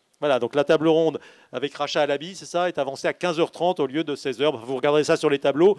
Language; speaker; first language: French; native; French